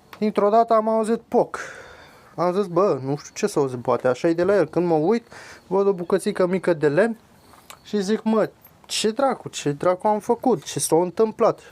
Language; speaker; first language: Romanian; native; Romanian